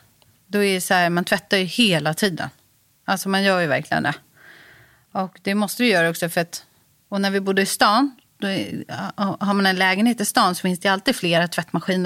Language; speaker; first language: Swedish; native; Swedish